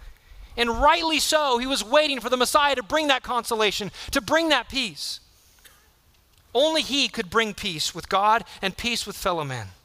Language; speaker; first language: English; native; English